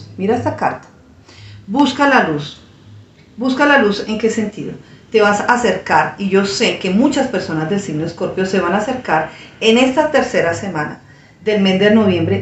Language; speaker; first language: Spanish; native; Spanish